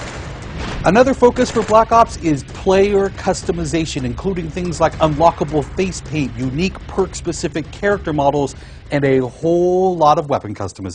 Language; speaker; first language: English; native; English